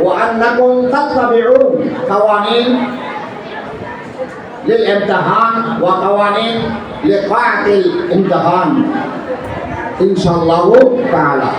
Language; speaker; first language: Arabic; non-native, fluent; Bangla